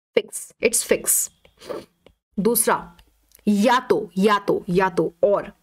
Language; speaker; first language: Hindi; native; Hindi